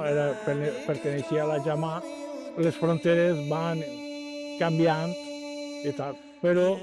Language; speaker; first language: Catalan; non-native, local second language; Spanish